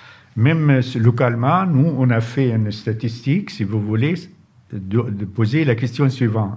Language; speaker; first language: French; non-native, fluent; Arabic